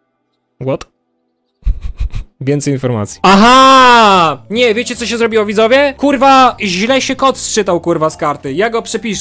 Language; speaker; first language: Polish; native; Polish